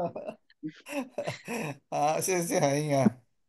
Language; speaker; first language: Chinese; non-native, learner; Vietnamese